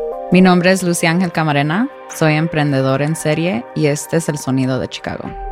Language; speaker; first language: Spanish; early bilingual, heritage; Spanish